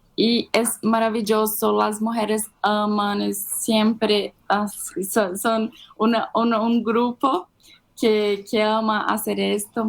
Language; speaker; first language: Spanish; non-native, fluent; Portuguese